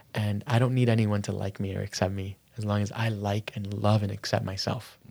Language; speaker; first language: English; native; English